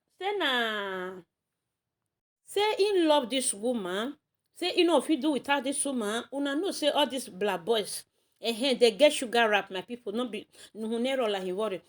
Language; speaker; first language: Nigerian Pidgin; native; Nigerian Pidgin